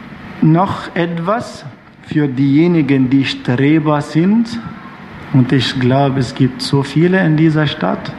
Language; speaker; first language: German; non-native, fluent; Arabic